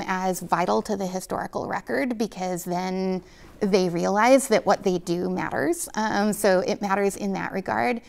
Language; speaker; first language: English; native; English